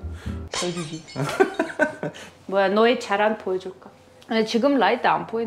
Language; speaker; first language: Korean; non-native, learner; Russian